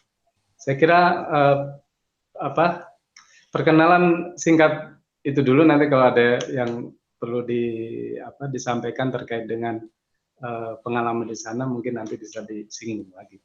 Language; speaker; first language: Indonesian; native; Indonesian